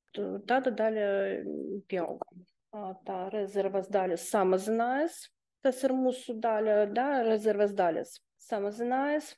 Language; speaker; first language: Latvian; non-native, local second language; Russian